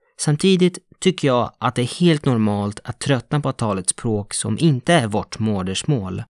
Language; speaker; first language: Swedish; non-native, fluent; Italian